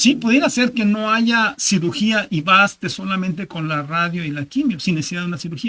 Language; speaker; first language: Spanish; native; Spanish